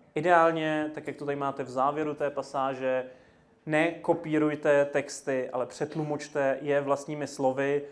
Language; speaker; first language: Czech; native; Czech